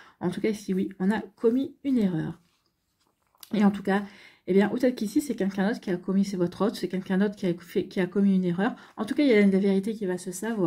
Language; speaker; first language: French; native; French